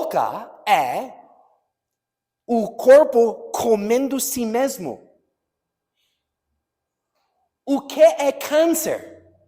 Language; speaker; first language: Portuguese; non-native, fluent; English